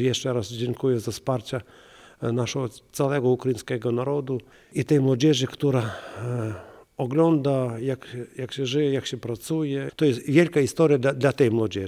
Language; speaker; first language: Polish; non-native, learner; Ukrainian